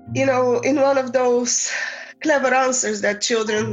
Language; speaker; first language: English; non-native, fluent; Bulgarian